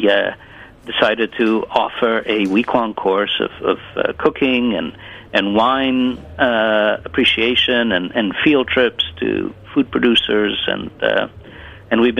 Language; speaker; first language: English; early bilingual, other home language; Italian